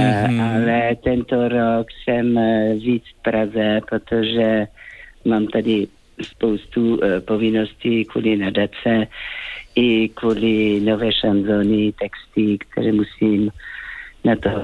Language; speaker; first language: Czech; non-native, fluent; French